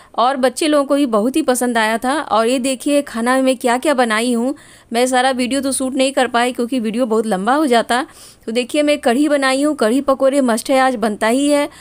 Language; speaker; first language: Hindi; native; Hindi